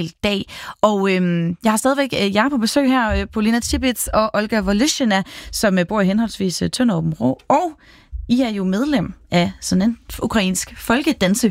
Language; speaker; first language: Danish; native; Danish